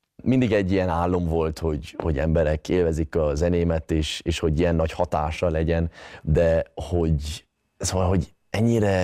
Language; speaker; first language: Hungarian; early bilingual, heritage; Hungarian